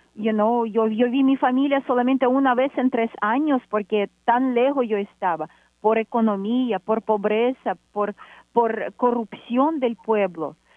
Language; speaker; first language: Spanish; non-native, fluent; Ukrainian